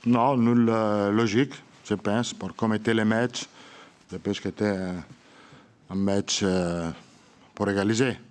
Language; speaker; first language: French; non-native, learner; Italian